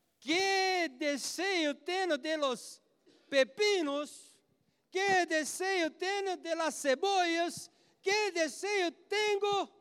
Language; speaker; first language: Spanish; non-native, learner; Portuguese